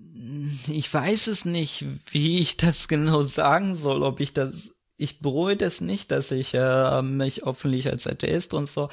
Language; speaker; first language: German; non-native, fluent; Arabic